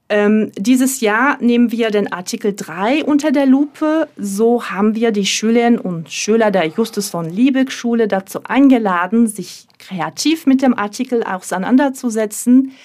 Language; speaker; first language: German; non-native, fluent; Turkish